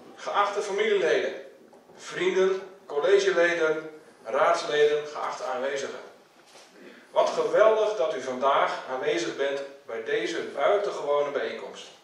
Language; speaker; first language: Dutch; non-native, local second language; Western Frisian